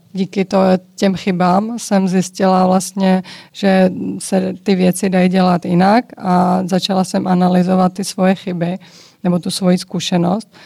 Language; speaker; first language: Czech; early bilingual, other home language; Georgian